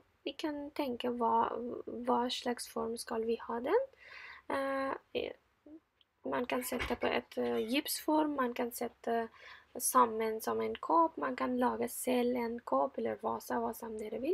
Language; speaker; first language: Norwegian; non-native, fluent; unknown